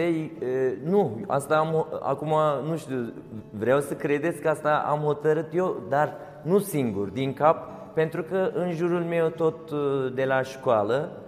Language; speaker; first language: Romanian; non-native, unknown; Turkish